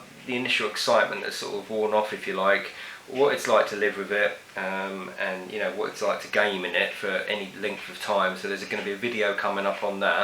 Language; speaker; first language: English; native; English